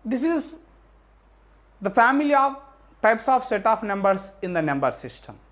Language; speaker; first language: English; non-native, local second language; Telugu